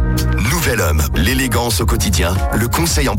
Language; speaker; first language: French; native; French